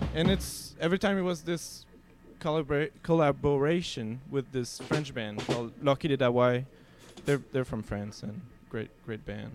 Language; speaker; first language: English; non-native, fluent; French